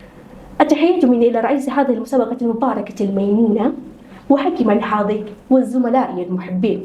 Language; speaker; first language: Arabic; non-native, learner; Indonesian